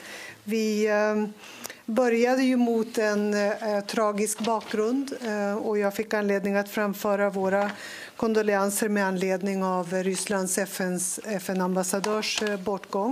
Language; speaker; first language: Swedish; native; Swedish